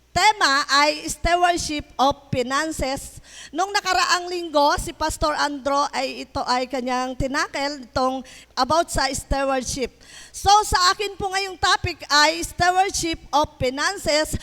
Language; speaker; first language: Filipino; native; Filipino